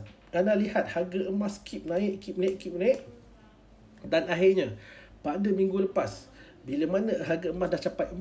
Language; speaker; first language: Malay; native; Malay